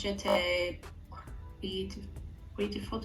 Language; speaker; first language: French; non-native, learner; English